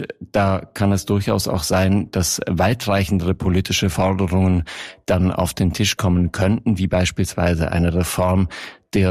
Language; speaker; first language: German; native; German